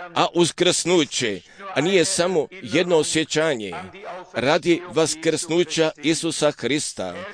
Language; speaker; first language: Croatian; early bilingual, heritage; Serbian